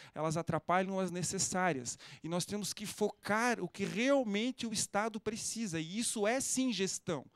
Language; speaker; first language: Portuguese; native; Portuguese